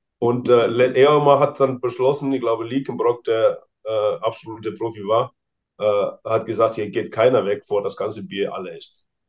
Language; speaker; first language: German; non-native, fluent; Icelandic